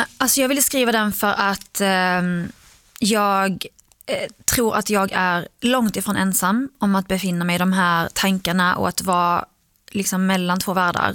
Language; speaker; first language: Swedish; early bilingual, other home language; Arabic